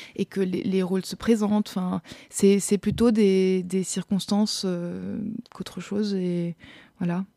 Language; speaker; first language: French; non-native, fluent; German